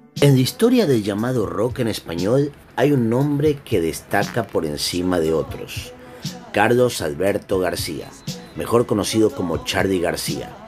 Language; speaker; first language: Spanish; native; Spanish